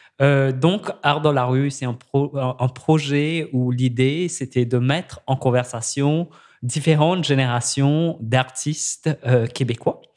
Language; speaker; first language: French; native; French